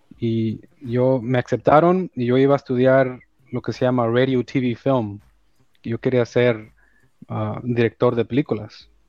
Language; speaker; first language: Spanish; early bilingual, heritage; Spanish